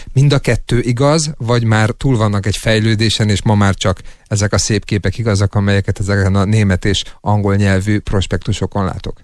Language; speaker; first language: Hungarian; native; Hungarian